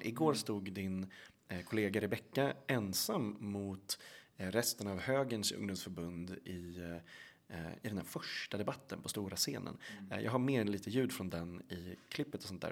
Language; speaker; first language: Swedish; native; Swedish